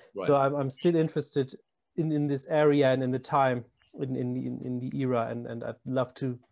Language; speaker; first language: English; non-native, fluent; German